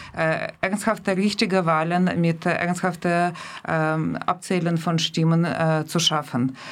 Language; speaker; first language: German; non-native, fluent; Russian